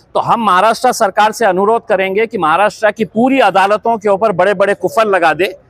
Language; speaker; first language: Hindi; non-native, local second language; Marathi